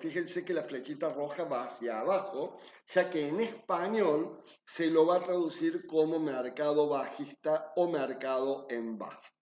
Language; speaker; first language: Spanish; native; Spanish